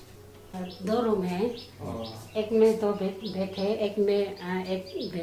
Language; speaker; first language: Hindi; non-native, local second language; Nyishi